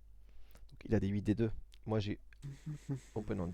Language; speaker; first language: French; native; French